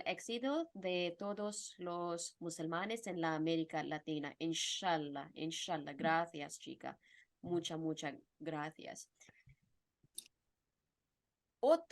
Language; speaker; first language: Spanish; non-native, fluent; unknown